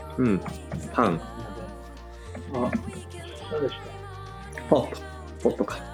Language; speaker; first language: Japanese; native; Japanese